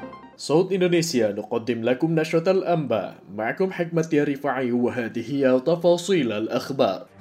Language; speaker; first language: Arabic; non-native, fluent; Indonesian